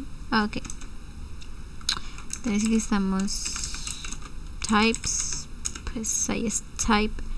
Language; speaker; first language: Spanish; native; Spanish